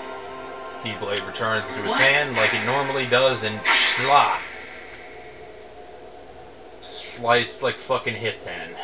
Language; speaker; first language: English; native; English